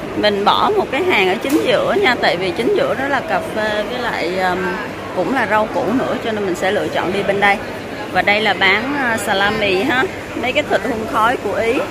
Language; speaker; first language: Vietnamese; native; Vietnamese